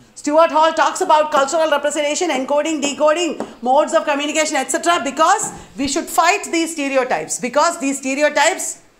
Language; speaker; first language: English; non-native, local second language; Malayalam